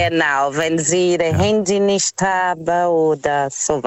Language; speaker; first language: German; non-native, fluent; Portuguese